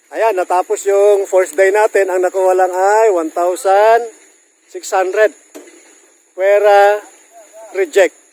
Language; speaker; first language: Filipino; native; Filipino